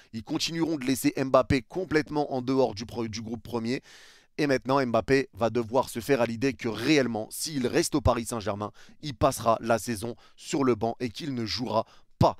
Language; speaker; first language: French; native; French